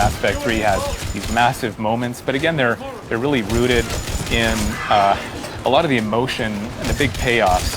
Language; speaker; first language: English; native; English